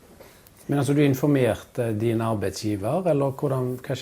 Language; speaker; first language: Norwegian; native; Norwegian